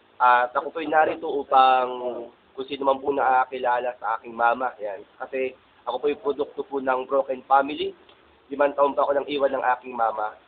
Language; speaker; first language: Filipino; native; Filipino